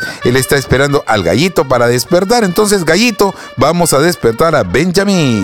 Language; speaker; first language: Spanish; native; Spanish